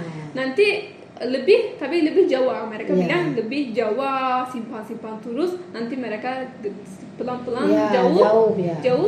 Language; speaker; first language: Indonesian; non-native, learner; Turkish